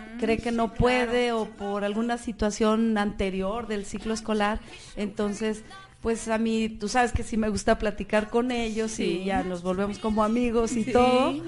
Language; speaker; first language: Spanish; native; Spanish